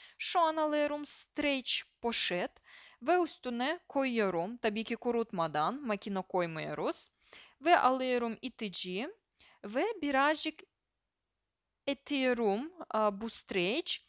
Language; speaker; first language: Turkish; non-native, fluent; Russian